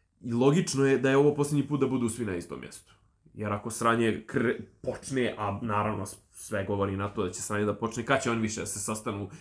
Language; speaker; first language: Serbian; native; Serbian